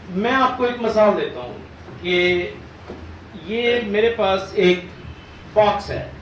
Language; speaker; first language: Urdu; native; Urdu